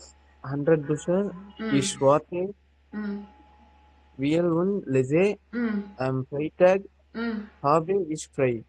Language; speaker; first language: German; non-native, learner; Tamil